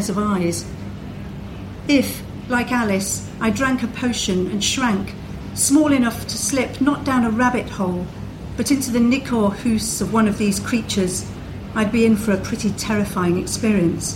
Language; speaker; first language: English; native; English